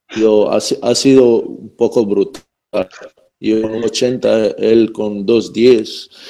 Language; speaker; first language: Spanish; non-native, fluent; Croatian